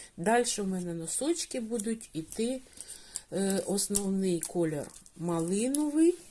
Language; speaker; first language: Ukrainian; non-native, local second language; Russian